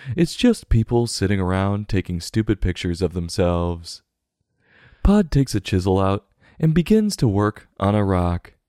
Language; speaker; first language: English; native; English